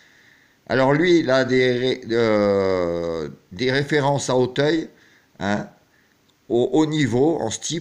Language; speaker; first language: French; native; French